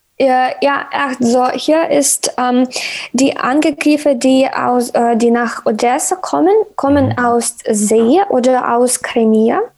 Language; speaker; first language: German; non-native, learner; Ukrainian